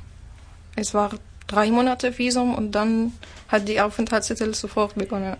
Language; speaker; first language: German; non-native, learner; Arabic